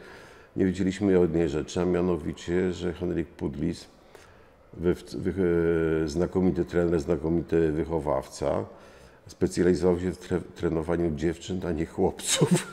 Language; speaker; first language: Polish; native; Polish